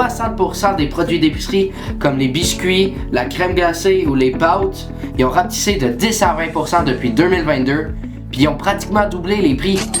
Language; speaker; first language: French; native; French